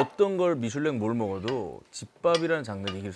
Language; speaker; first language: Korean; native; Korean